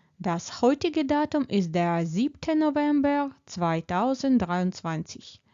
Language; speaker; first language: German; non-native, fluent; Ukrainian